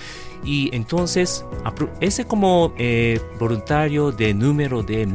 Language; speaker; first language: Spanish; non-native, fluent; Japanese